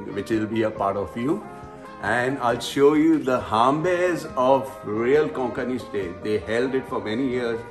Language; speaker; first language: English; non-native, local second language; Konkani